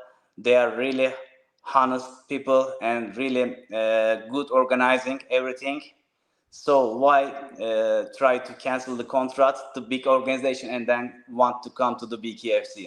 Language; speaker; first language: English; non-native, learner; Turkish